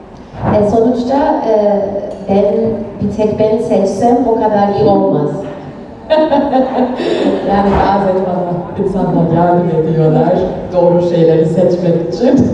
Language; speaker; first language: Turkish; non-native, fluent; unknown